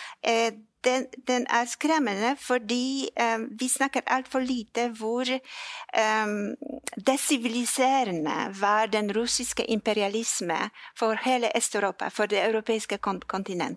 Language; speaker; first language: Norwegian; non-native, fluent; Polish